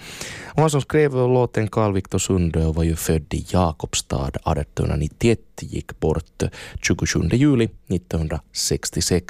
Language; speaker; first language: Swedish; native; Swedish